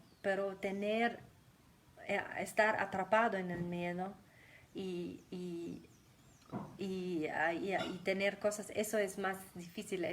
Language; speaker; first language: Spanish; non-native, fluent; German